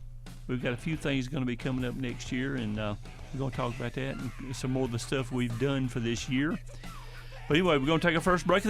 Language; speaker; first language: English; native; English